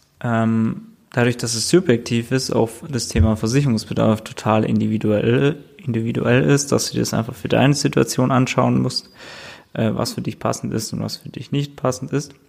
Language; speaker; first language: German; native; German